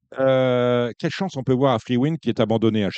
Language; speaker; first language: French; native; French